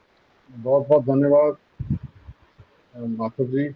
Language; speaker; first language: Hindi; native; Hindi